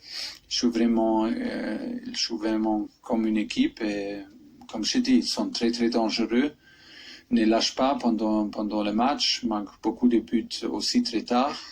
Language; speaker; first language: French; non-native, fluent; German